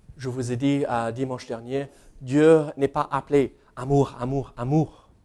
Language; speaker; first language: French; non-native, fluent; English